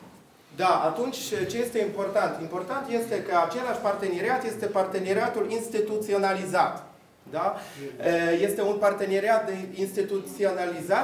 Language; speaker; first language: Romanian; non-native, fluent; Polish